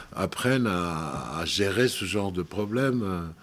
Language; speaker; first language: French; non-native, fluent; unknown